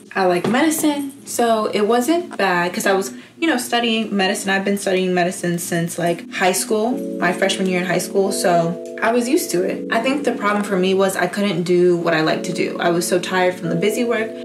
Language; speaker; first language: English; native; English